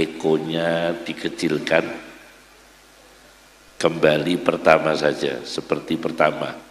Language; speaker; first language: Indonesian; native; Indonesian